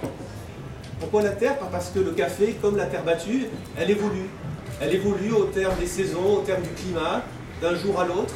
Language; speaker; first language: French; native; French